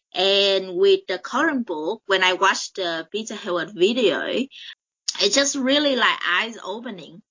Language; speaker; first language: English; non-native, fluent; Vietnamese